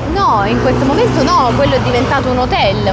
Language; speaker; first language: Italian; native; Italian